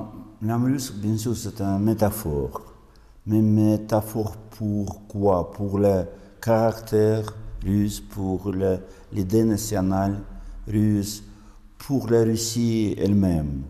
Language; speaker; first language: French; non-native, fluent; Russian